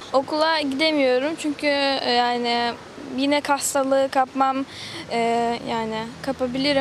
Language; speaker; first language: Turkish; early bilingual, other home language; Russian